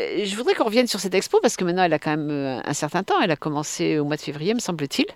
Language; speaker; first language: French; native; French